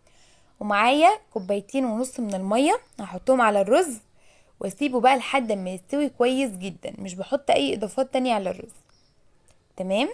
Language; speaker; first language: Arabic; native; Arabic